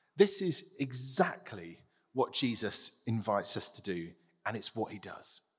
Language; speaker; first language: English; native; English